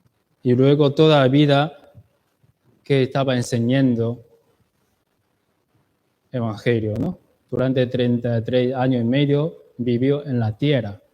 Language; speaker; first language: Spanish; non-native, learner; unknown